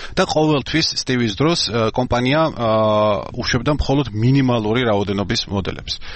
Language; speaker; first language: Georgian; native; Georgian